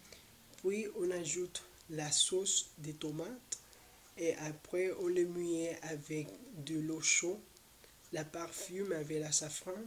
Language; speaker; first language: French; non-native, learner; Spanish